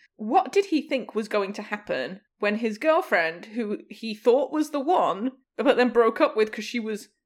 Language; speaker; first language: English; native; English